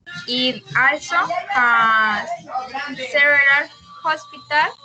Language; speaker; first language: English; non-native, learner; Spanish